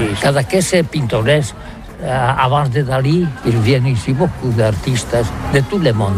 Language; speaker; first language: French; non-native, learner; Catalan